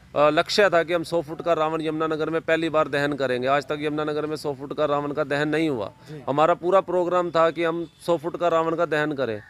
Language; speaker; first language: Hindi; native; Hindi